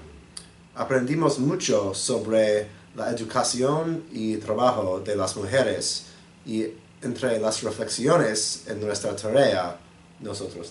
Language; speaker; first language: Spanish; non-native, learner; English